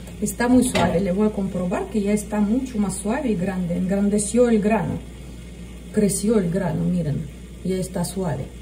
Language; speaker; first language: Spanish; non-native, fluent; Russian